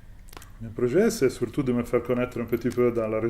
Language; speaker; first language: French; non-native, fluent; Italian